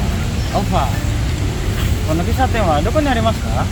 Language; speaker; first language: Japanese; non-native, learner; Indonesian